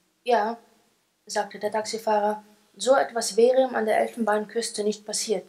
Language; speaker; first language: German; non-native, fluent; Ukrainian